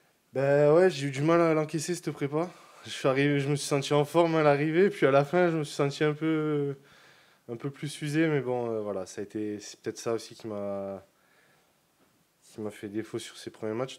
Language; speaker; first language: French; native; French